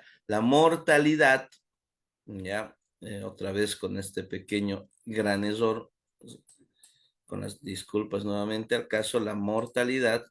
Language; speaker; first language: Spanish; native; Spanish